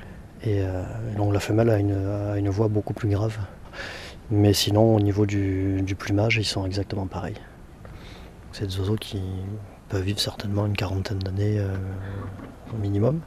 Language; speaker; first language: French; native; French